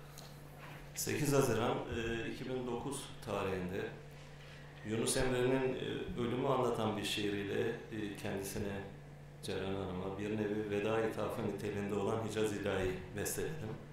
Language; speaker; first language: Turkish; native; Turkish